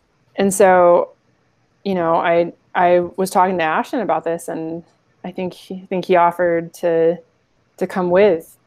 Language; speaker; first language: English; native; English